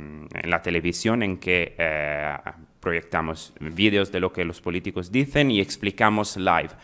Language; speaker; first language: Spanish; non-native, fluent; Italian